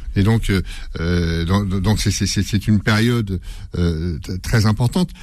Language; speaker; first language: French; early bilingual, other home language; Kabyle